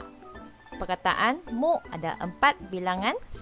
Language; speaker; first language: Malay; non-native, local second language; Chinese